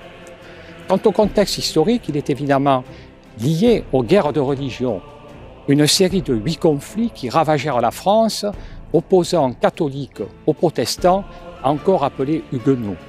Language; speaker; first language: French; native; French